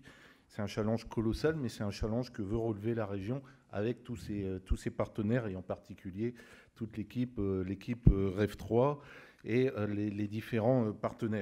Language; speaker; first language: French; native; French